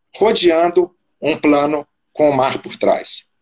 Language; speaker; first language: Portuguese; native; Portuguese